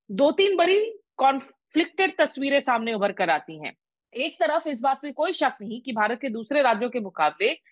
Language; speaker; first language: Hindi; native; Hindi